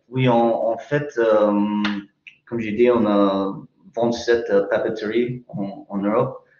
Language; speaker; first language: French; non-native, fluent; English